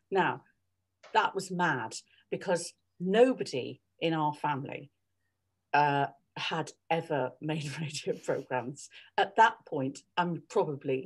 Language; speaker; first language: English; native; English